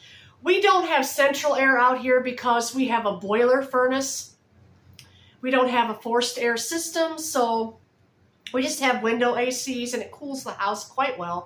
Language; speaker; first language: English; native; English